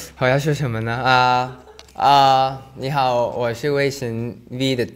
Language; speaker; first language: Chinese; non-native, learner; Thai